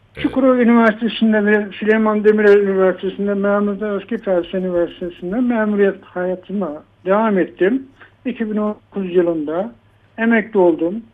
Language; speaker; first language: Turkish; native; Turkish